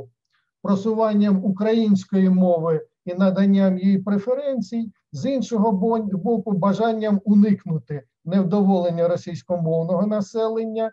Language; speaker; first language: Ukrainian; native; Ukrainian